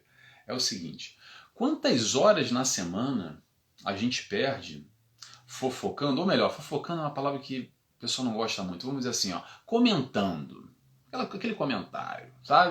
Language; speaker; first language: Portuguese; native; Portuguese